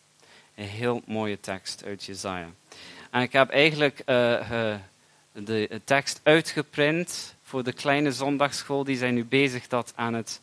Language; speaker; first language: Dutch; non-native, fluent; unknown